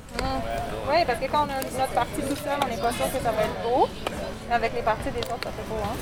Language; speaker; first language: French; native; French